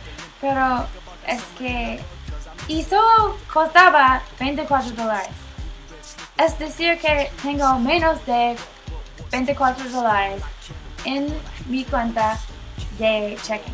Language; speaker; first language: Spanish; non-native, learner; English